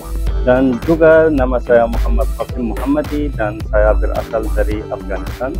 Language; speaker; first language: Indonesian; non-native, learner; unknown